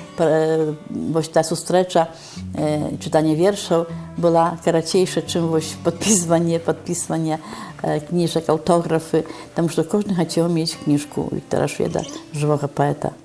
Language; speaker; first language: Polish; non-native, local second language; Belarusian